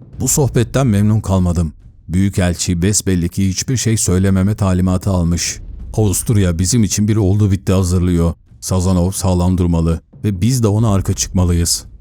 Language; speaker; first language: Turkish; native; Turkish